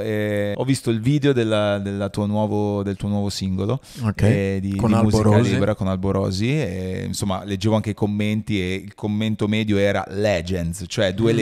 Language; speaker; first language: Italian; native; Italian